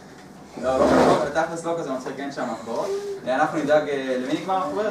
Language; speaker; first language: Hebrew; native; Hebrew